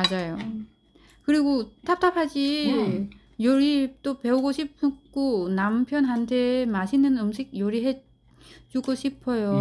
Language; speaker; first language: Korean; non-native, learner; Vietnamese